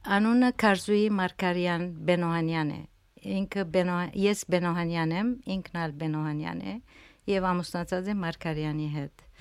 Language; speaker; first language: Armenian; early bilingual, heritage; Armenian